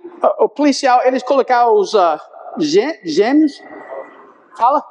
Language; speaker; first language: Portuguese; non-native, fluent; English